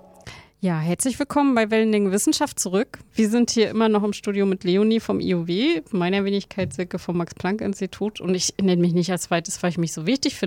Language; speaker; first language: German; native; German